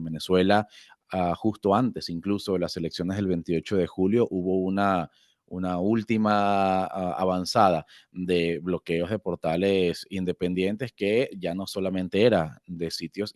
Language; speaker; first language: Spanish; native; Spanish